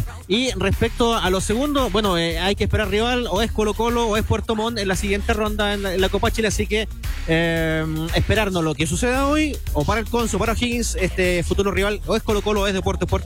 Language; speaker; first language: Spanish; native; Spanish